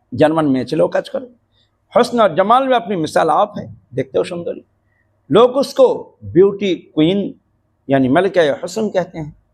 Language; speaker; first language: Urdu; non-native, fluent; Bangla